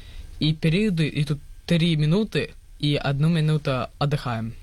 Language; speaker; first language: Russian; early bilingual, heritage; Russian